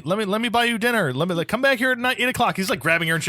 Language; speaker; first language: English; native; English